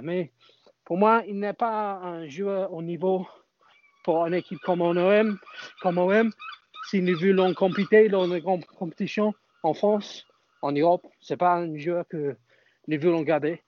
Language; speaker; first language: French; non-native, fluent; English